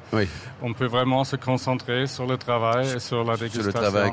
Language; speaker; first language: French; non-native, fluent; German